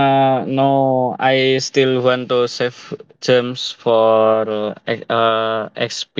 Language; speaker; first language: English; non-native, learner; Indonesian